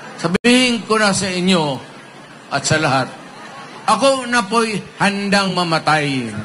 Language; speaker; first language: Filipino; non-native, local second language; Cebuano